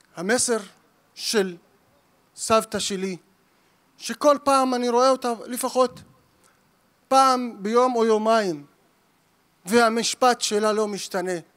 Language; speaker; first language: Hebrew; native; Hebrew